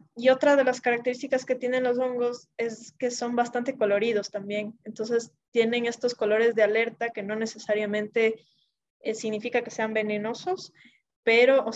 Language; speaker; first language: Spanish; native; Spanish